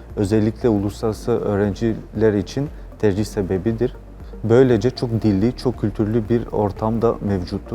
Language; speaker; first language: Turkish; non-native, fluent; Albanian